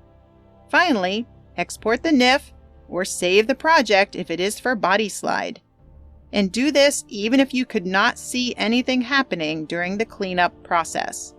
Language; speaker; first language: English; native; English